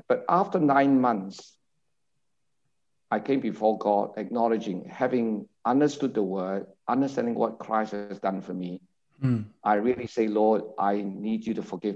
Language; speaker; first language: English; non-native, local second language; Cantonese